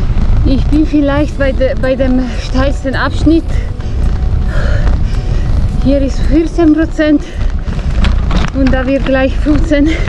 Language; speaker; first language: German; non-native, fluent; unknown